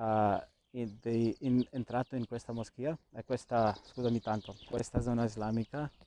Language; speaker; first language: Italian; non-native, learner; Urdu